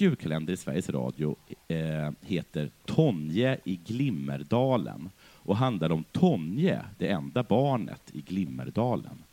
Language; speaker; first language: Swedish; native; Swedish